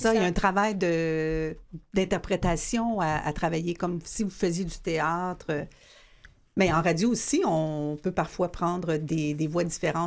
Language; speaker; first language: French; native; French